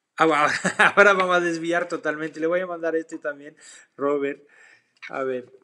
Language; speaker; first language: Spanish; non-native, fluent; French